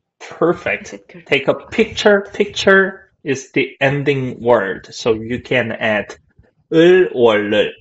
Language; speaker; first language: English; non-native, fluent; Korean